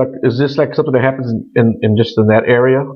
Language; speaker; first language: English; native; English